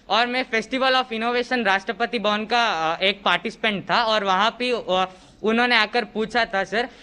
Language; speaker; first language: Hindi; non-native, local second language; Kannada